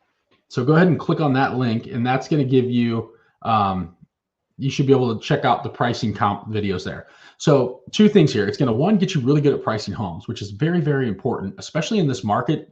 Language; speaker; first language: English; native; English